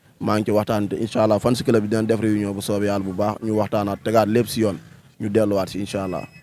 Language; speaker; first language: Wolof; native; Wolof